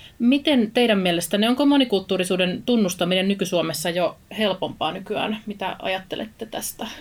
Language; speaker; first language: Finnish; native; Finnish